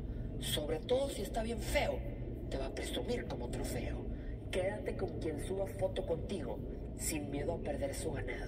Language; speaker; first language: Spanish; native; Spanish